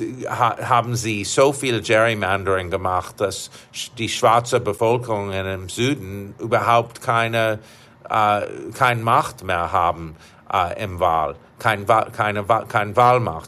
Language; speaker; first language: German; non-native, fluent; English